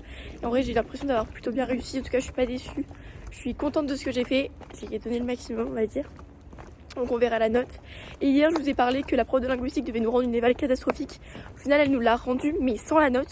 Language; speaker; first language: French; native; French